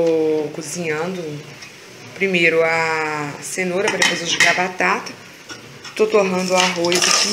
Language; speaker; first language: Portuguese; native; Portuguese